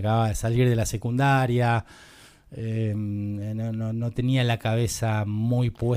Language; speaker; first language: Spanish; native; Spanish